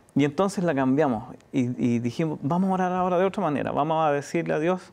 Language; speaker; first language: Spanish; native; Spanish